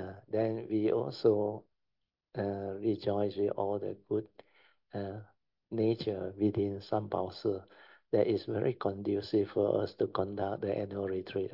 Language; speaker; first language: English; non-native, local second language; Chinese